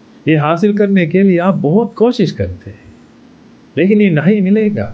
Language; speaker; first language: Hindi; non-native, fluent; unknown